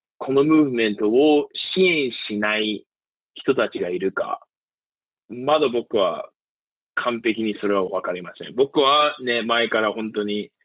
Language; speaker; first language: Japanese; early bilingual, heritage; Japanese